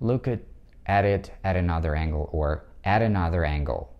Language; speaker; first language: English; non-native, fluent; Russian